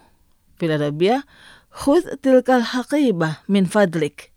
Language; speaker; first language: Arabic; non-native, fluent; Indonesian